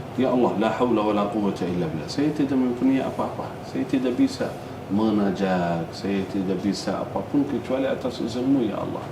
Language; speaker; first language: Indonesian; non-native, fluent; Arabic